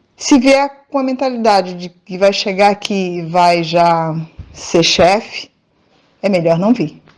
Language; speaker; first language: Portuguese; native; Portuguese